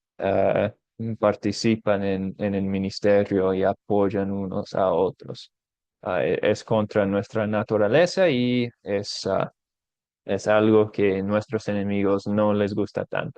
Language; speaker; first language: Spanish; non-native, fluent; English